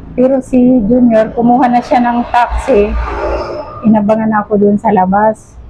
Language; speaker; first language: Filipino; non-native, local second language; Waray